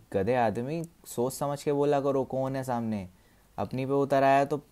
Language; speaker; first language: Hindi; native; Hindi